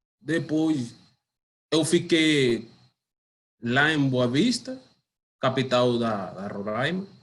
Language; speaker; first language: Portuguese; non-native, learner; Spanish